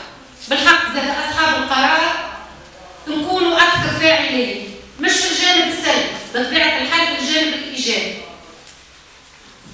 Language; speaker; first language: Arabic; native; Arabic